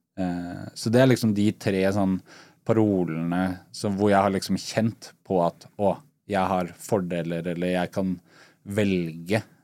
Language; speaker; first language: Norwegian; native; Norwegian